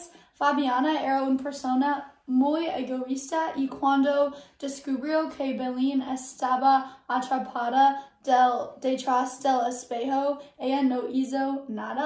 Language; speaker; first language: Spanish; non-native, learner; English